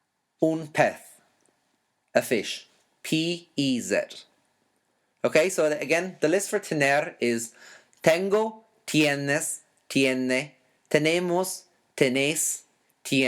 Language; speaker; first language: Spanish; non-native, fluent; English